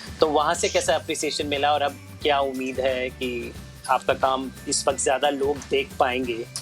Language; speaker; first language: Hindi; native; Hindi